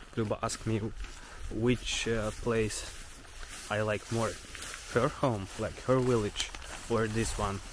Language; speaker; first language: English; non-native, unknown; Ukrainian